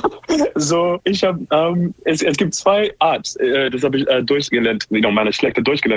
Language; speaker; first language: German; non-native, learner; English